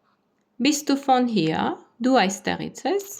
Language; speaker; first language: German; non-native, fluent; Armenian